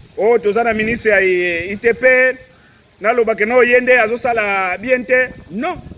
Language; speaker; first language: Lingala; non-native, local second language; Kongo